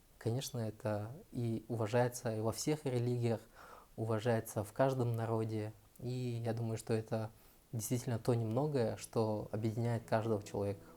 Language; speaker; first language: Russian; early bilingual, other home language; Tajik